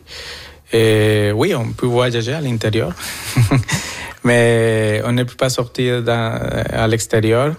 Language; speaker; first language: French; non-native, fluent; Spanish